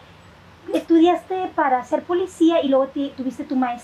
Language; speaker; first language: Spanish; native; Spanish